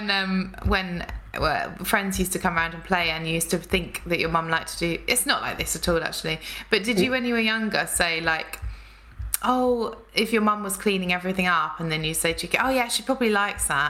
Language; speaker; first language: English; native; English